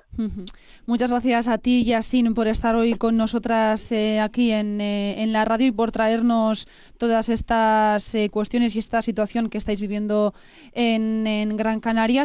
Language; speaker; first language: Spanish; native; Spanish